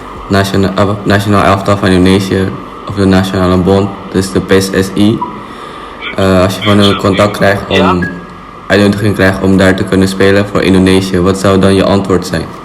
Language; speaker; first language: Dutch; non-native, fluent; Indonesian